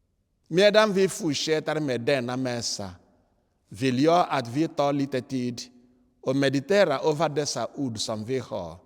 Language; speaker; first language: Swedish; non-native, fluent; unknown